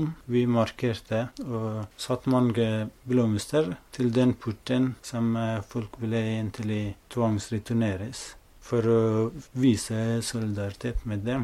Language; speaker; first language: Norwegian; non-native, fluent; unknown